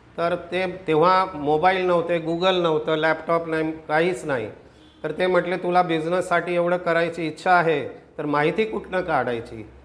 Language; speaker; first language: Marathi; non-native, local second language; Gujarati